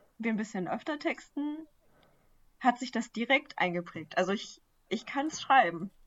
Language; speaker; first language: German; early bilingual, other home language; Vietnamese